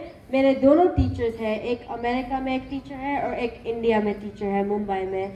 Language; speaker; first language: Hindi; non-native, learner; Gujarati